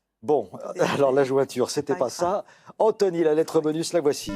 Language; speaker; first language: French; native; French